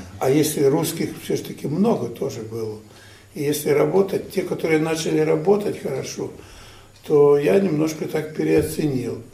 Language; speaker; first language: Russian; non-native, fluent; Ukrainian